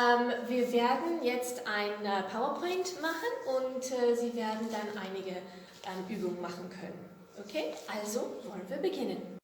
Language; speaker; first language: German; non-native, fluent; English